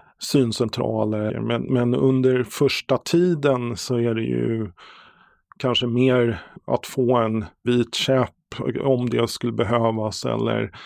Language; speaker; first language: Swedish; native; Swedish